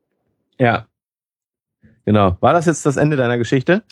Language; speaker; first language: German; native; German